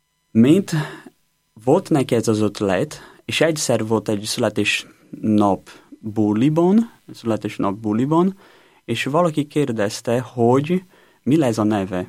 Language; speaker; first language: Hungarian; non-native, learner; Portuguese